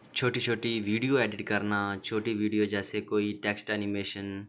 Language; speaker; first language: Hindi; native; Hindi